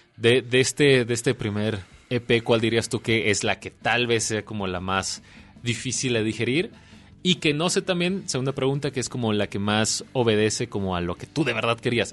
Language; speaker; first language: Spanish; native; Spanish